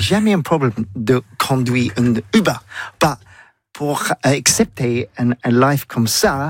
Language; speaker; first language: French; non-native, learner; English